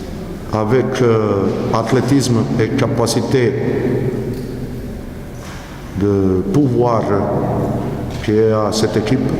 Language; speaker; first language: French; non-native, learner; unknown